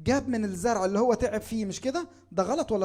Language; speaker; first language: Arabic; native; Arabic